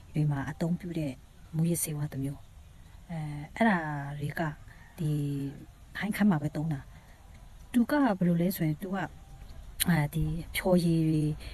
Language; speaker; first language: Burmese; non-native, local second language; Kachin